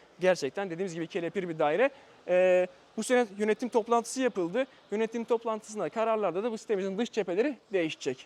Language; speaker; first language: Turkish; native; Turkish